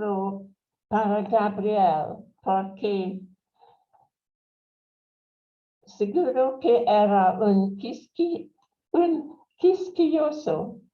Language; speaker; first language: Spanish; non-native, fluent; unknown